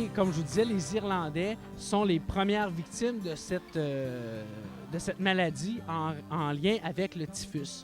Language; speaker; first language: French; native; French